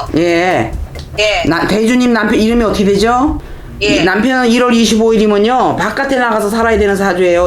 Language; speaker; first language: Korean; native; Korean